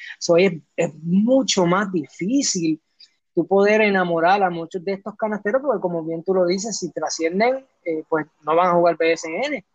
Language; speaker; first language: Spanish; early bilingual, heritage; Spanish